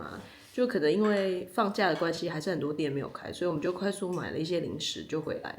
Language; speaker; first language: Chinese; non-native, fluent; Serbian